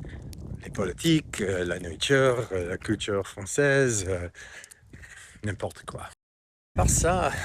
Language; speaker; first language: French; non-native, fluent; English